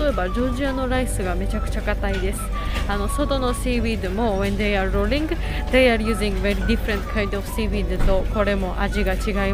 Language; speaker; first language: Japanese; non-native, learner; Georgian